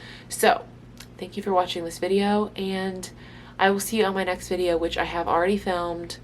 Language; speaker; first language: English; native; English